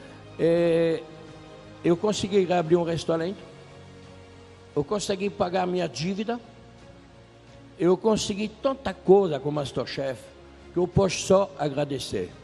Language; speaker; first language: Portuguese; non-native, fluent; French